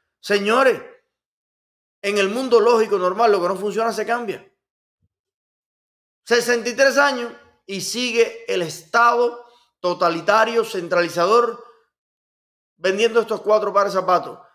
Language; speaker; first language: Spanish; native; Spanish